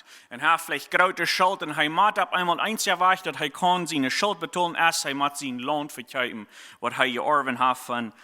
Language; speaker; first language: German; non-native, learner; Plautdietsch